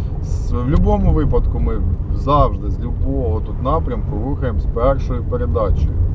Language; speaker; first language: Ukrainian; non-native, local second language; Russian